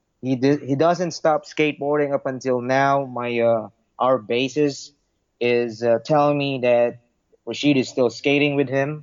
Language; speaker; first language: English; non-native, local second language; Filipino